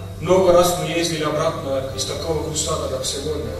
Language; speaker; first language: Russian; non-native, learner; Estonian